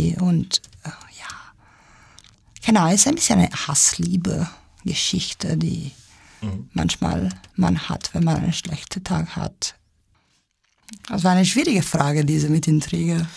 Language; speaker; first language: German; non-native, fluent; Italian